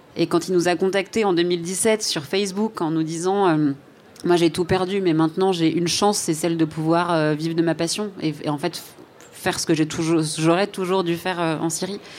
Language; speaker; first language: French; native; French